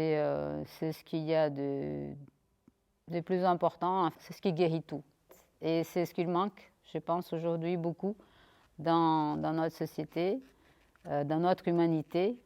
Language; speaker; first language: French; non-native, fluent; Portuguese